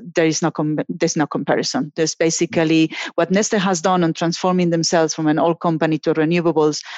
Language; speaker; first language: English; non-native, fluent; Spanish